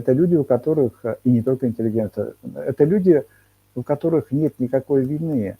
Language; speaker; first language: Russian; non-native, local second language; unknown